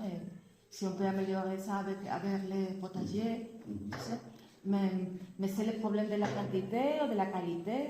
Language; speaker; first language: French; non-native, fluent; Spanish